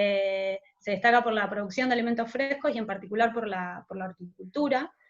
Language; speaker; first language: Spanish; native; Spanish